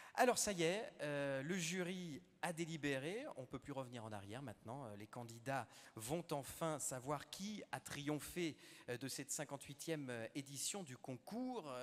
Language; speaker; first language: French; native; French